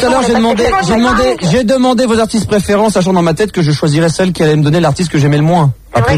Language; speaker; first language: French; native; French